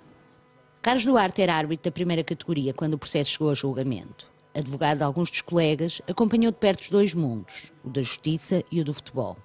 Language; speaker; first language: Portuguese; native; Portuguese